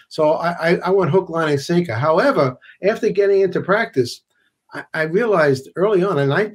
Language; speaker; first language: English; native; English